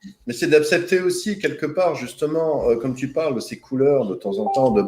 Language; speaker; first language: French; native; French